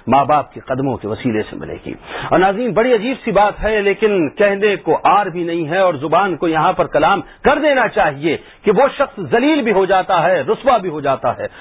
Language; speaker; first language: Urdu; native; Urdu